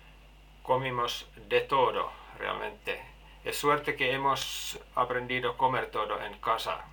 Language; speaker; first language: Spanish; non-native, learner; Finnish